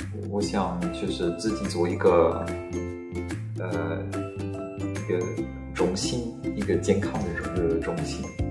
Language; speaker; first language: Chinese; non-native, fluent; French